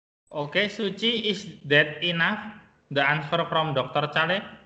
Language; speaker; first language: English; non-native, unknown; Indonesian